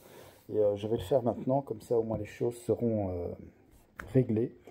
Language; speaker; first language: French; native; French